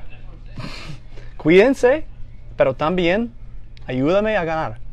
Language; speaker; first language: Spanish; non-native, fluent; English